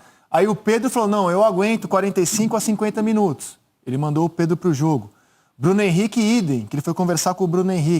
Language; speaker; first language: Portuguese; native; Portuguese